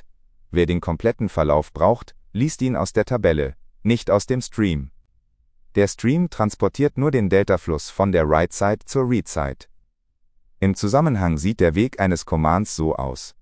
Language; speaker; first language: German; native; German